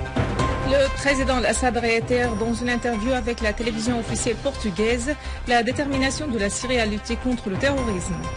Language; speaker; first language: French; non-native, fluent; Arabic